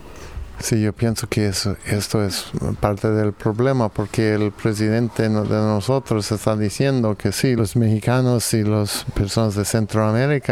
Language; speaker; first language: Spanish; non-native, fluent; English